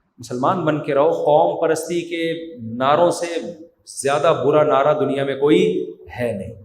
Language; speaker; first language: Urdu; native; Urdu